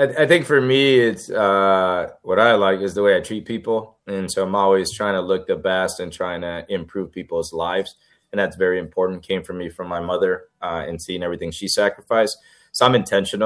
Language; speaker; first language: English; early bilingual, other home language; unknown